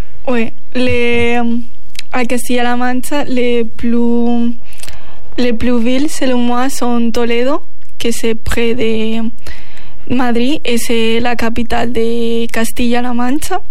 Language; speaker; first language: French; non-native, learner; Spanish